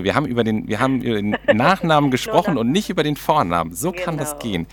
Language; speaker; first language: German; native; German